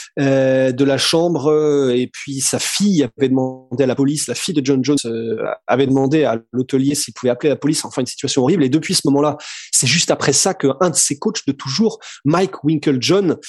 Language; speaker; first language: French; native; French